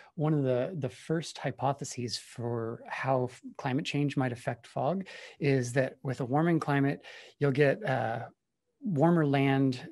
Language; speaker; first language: English; native; English